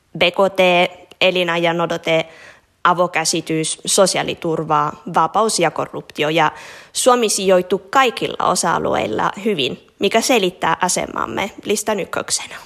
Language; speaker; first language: Finnish; non-native, fluent; Italian